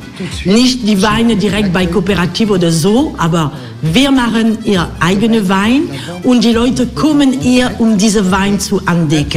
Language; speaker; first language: German; non-native, learner; French